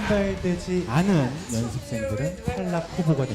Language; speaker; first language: Korean; native; Korean